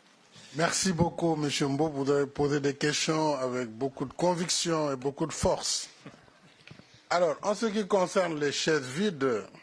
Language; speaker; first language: French; non-native, local second language; Wolof